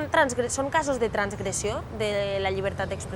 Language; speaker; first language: Catalan; native; Catalan